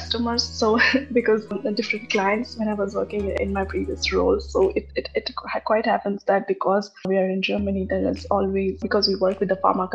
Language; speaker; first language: English; non-native, local second language; Marathi